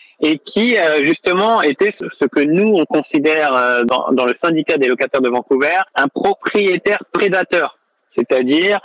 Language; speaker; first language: French; native; French